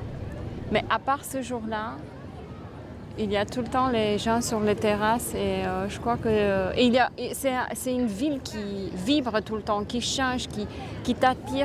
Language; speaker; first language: French; non-native, fluent; Romanian